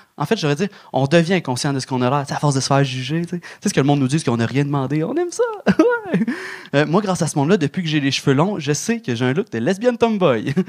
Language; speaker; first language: French; native; French